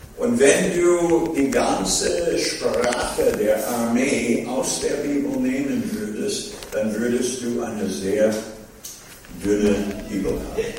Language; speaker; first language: German; non-native, fluent; English